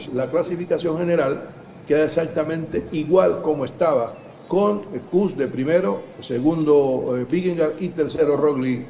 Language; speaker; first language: Spanish; native; Spanish